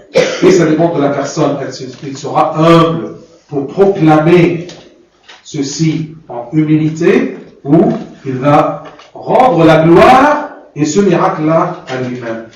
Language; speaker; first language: French; non-native, fluent; Arabic